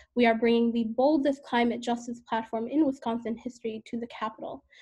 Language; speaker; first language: English; native; English